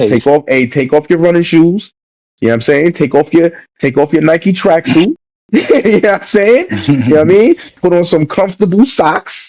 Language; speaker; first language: English; native; English